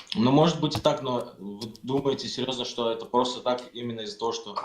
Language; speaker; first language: Russian; native; Russian